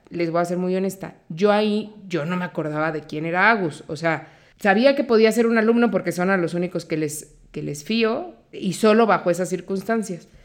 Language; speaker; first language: Spanish; native; Spanish